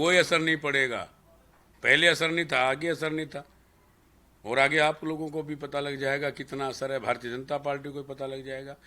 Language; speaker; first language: Hindi; native; Hindi